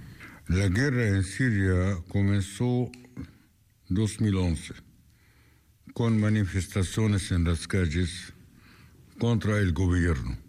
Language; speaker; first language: Spanish; non-native, fluent; Arabic